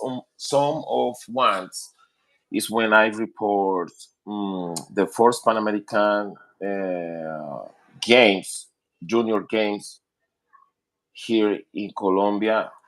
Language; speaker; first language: English; non-native, learner; Spanish